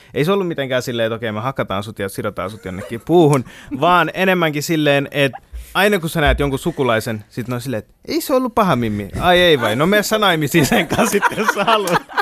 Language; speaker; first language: Finnish; early bilingual, other home language; Bangla